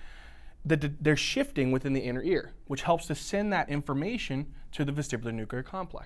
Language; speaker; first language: English; native; English